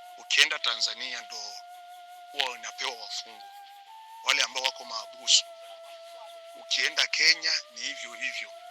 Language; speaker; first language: Swahili; native; Swahili